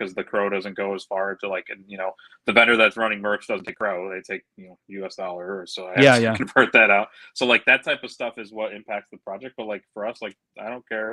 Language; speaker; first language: English; native; English